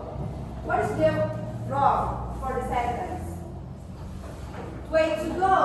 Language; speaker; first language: English; non-native, learner; Indonesian